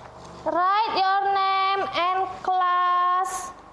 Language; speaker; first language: English; non-native, learner; Indonesian